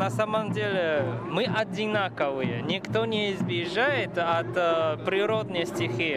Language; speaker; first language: Russian; non-native, fluent; Chinese